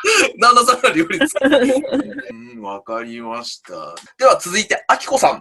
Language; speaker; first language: Japanese; native; Japanese